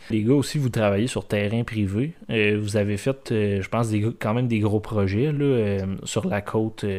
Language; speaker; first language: French; native; French